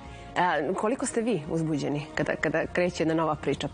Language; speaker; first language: Serbian; native; Serbian